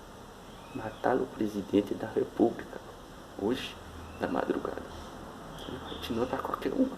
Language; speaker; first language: Portuguese; non-native, fluent; Haitian Creole